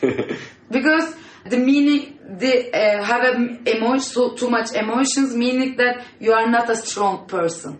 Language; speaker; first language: English; non-native, fluent; Turkish